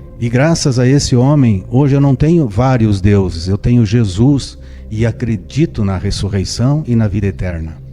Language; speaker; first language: Portuguese; native; Portuguese